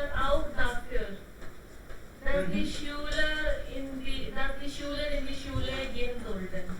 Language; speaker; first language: German; non-native, learner; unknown